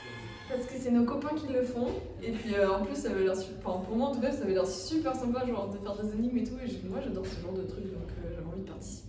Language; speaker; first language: French; native; French